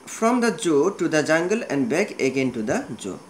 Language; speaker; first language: English; non-native, local second language; Assamese